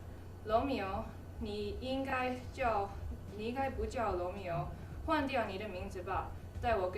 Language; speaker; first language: Chinese; early bilingual, heritage; Chinese